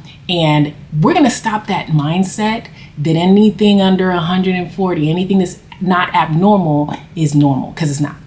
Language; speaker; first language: English; native; English